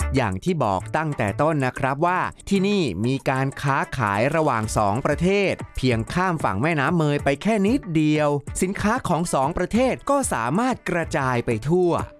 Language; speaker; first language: Thai; native; Thai